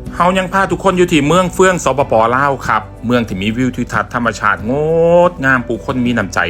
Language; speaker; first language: Thai; native; Thai